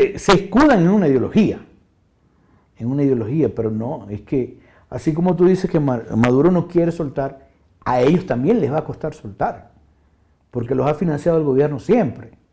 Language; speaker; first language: Spanish; native; Spanish